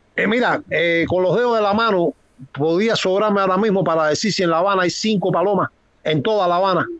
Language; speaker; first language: Spanish; native; Spanish